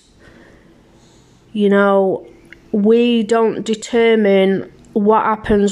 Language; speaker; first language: English; native; English